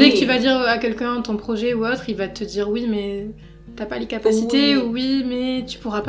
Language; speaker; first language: French; native; French